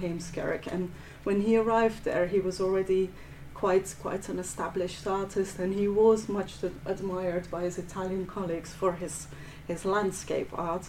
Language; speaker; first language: English; non-native, fluent; Dutch